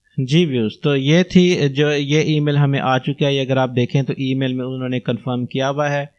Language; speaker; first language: Hindi; non-native, local second language; Punjabi